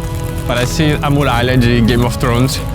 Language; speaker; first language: Portuguese; native; Portuguese